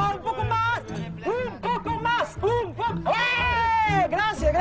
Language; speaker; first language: Spanish; non-native, learner; French